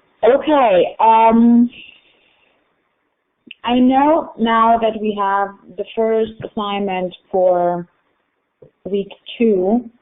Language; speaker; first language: English; non-native, fluent; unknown